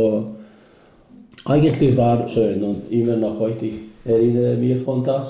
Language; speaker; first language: German; non-native, learner; Albanian